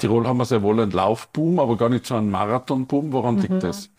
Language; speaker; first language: German; native; German